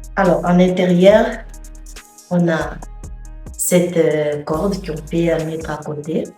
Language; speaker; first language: French; non-native, fluent; Portuguese